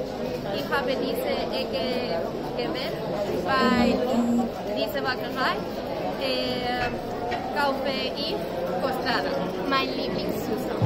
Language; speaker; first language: German; non-native, learner; Spanish